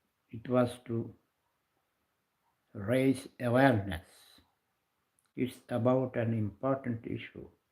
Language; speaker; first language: English; non-native, local second language; Bangla